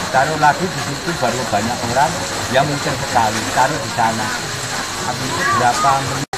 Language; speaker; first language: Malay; non-native, local second language; Javanese